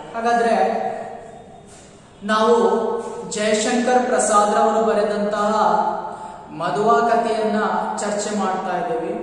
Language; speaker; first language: Kannada; native; Kannada